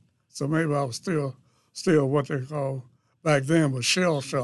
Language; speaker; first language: English; native; English